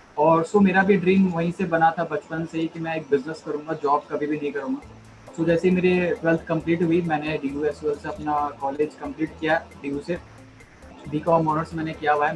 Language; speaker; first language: Hindi; early bilingual, other home language; Nepali